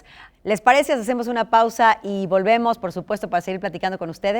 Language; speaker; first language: Spanish; native; Spanish